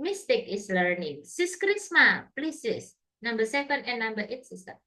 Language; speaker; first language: English; non-native, fluent; Indonesian